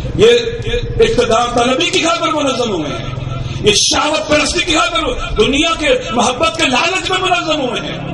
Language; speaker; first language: Urdu; non-native, local second language; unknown